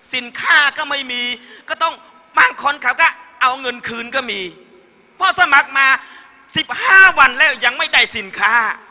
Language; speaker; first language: Thai; non-native, learner; Khmer